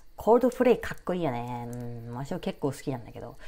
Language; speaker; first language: Japanese; native; Japanese